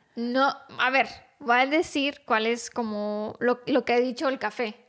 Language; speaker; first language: Spanish; non-native, fluent; Romanian